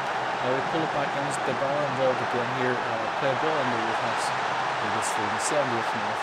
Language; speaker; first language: English; native; English